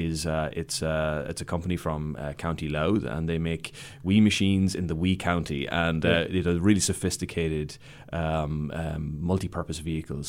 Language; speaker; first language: English; native; English